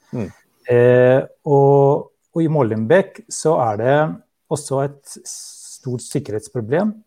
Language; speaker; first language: Norwegian; non-native, fluent; Albanian